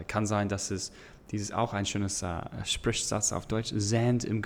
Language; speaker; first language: German; non-native, learner; English